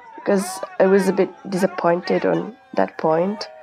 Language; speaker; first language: English; non-native, fluent; Italian